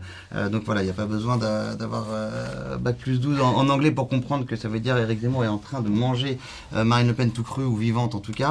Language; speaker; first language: French; native; French